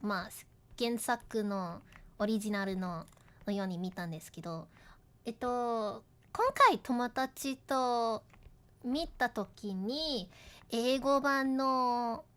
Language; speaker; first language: Japanese; non-native, learner; English